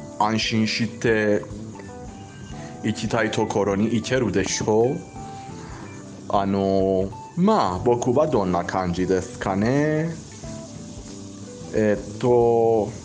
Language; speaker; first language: Japanese; non-native, learner; Persian